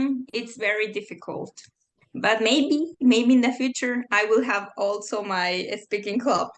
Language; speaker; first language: English; non-native, fluent; Spanish